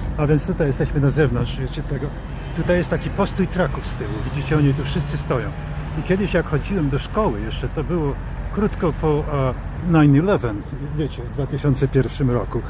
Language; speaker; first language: Polish; early bilingual, heritage; Polish